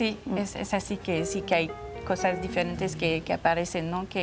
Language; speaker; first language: Spanish; non-native, learner; French